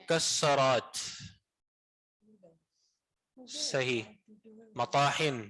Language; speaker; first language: Arabic; non-native, fluent; Urdu